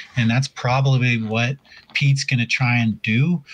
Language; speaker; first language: English; native; English